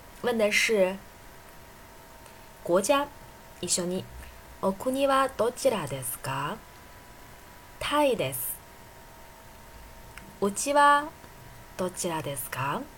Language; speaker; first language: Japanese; non-native, fluent; Chinese